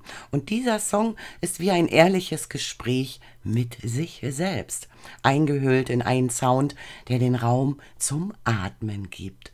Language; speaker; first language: German; native; German